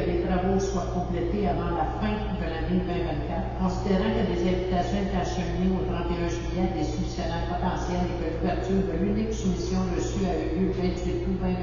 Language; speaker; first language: French; native; French